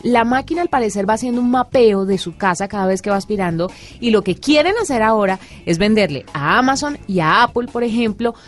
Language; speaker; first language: Spanish; native; Spanish